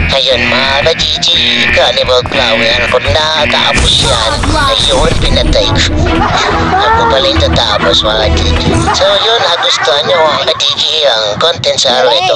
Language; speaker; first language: Filipino; native; Filipino